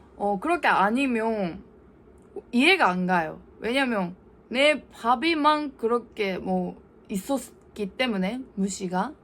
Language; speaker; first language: Korean; non-native, learner; Japanese